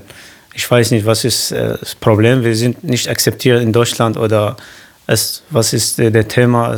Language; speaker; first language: German; non-native, learner; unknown